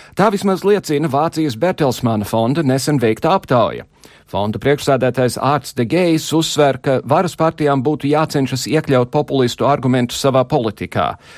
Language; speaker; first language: Latvian; early bilingual, heritage; Latvian